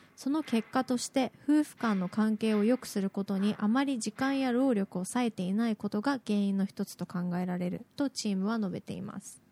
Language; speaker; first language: Japanese; native; Japanese